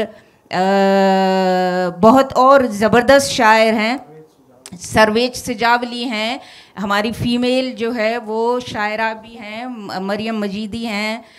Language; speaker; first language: Urdu; non-native, local second language; Sindhi